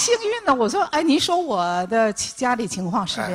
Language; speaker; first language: Chinese; native; Chinese